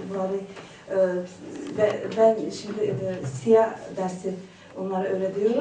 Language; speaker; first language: Turkish; non-native, learner; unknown